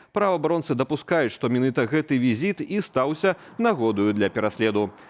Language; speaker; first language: Belarusian; native; Belarusian